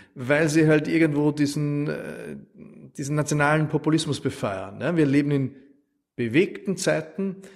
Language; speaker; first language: German; native; German